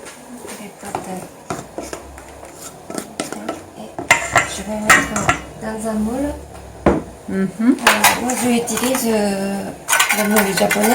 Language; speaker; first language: French; non-native, fluent; Japanese